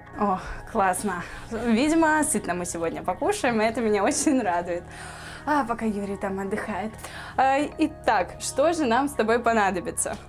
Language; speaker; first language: Russian; native; Russian